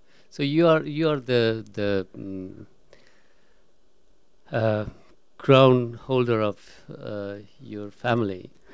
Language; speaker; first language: English; non-native, fluent; Persian